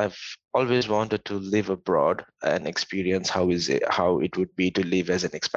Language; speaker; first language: English; non-native, local second language; Tamil